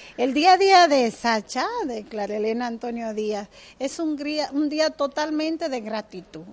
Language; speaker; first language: Spanish; native; Spanish